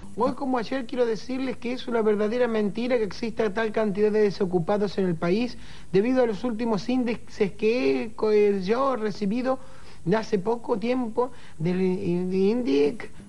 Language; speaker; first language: Spanish; native; Spanish